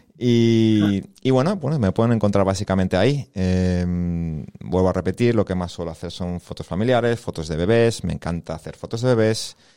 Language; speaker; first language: Spanish; native; Spanish